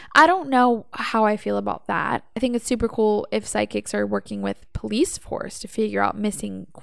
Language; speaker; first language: English; native; English